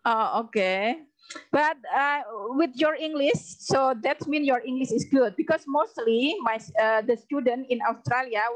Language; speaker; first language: English; non-native, learner; Indonesian